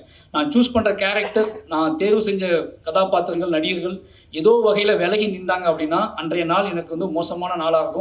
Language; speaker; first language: Tamil; native; Tamil